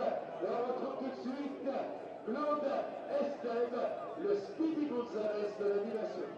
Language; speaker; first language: French; native; French